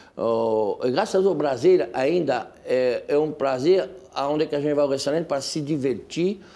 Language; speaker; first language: Portuguese; non-native, fluent; French